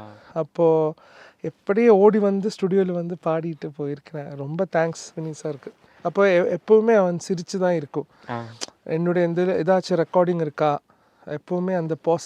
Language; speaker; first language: Tamil; non-native, learner; Malayalam